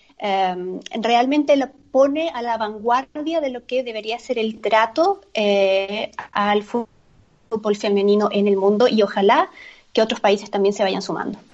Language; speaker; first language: Spanish; native; Spanish